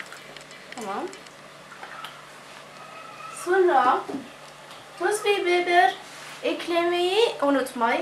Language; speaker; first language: Turkish; non-native, learner; Arabic